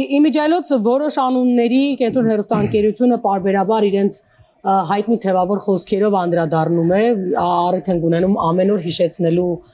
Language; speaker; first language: Armenian; native; Armenian